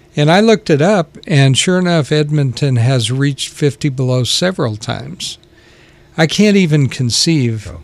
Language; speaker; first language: English; native; English